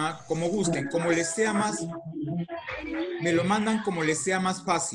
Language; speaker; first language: Spanish; native; Spanish